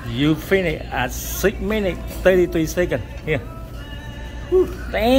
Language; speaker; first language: English; non-native, learner; Vietnamese